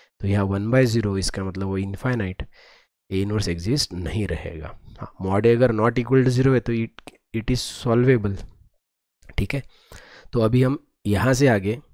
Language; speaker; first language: Hindi; non-native, local second language; Marathi